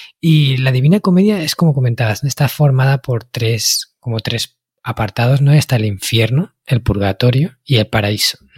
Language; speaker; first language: Spanish; native; Spanish